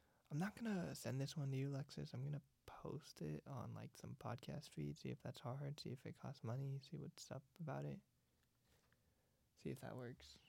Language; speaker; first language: English; native; English